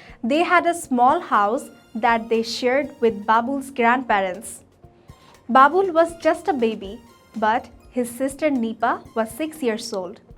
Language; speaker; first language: English; non-native, local second language; Bangla